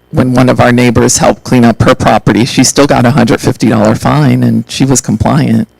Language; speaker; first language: English; native; English